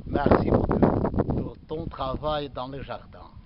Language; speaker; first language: French; non-native, learner; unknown